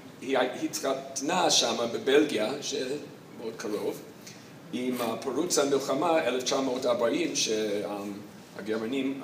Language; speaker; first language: Hebrew; non-native, fluent; English